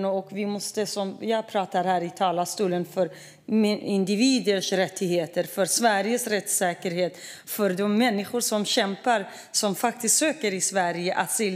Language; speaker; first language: Swedish; non-native, fluent; Kurdish